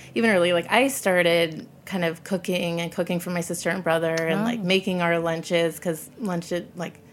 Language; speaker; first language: English; native; English